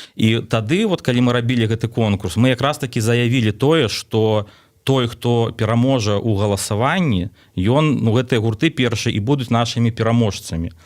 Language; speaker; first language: Belarusian; non-native, local second language; Russian